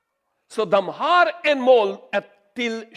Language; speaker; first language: Swedish; non-native, learner; Urdu